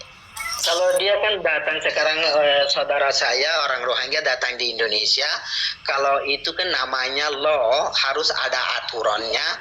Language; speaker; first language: Indonesian; non-native, learner; Rohingya